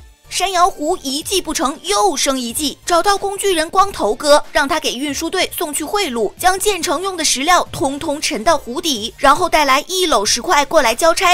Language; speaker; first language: Chinese; native; Chinese